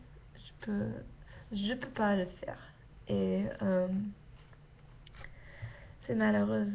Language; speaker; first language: French; non-native, learner; English